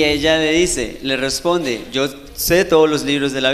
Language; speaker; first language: Spanish; native; Spanish